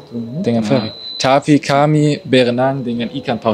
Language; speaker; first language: Indonesian; non-native, learner; German